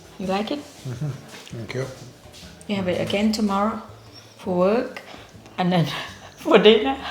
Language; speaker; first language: English; non-native, learner; Northeastern Thai